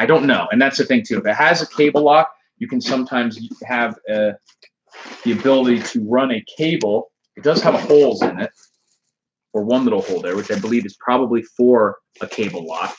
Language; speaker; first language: English; native; English